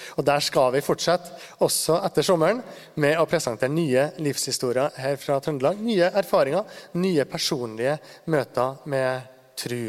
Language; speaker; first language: Norwegian; native; Norwegian